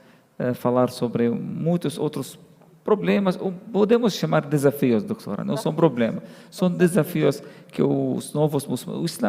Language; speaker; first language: Portuguese; non-native, fluent; Arabic